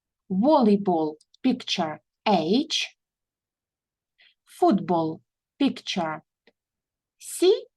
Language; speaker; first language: English; non-native, fluent; Ukrainian